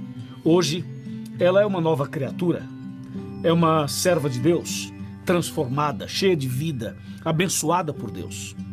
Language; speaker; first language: Portuguese; native; Portuguese